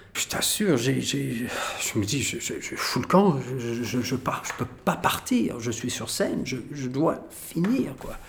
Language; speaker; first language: French; native; French